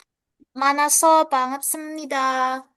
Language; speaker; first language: Korean; non-native, learner; Indonesian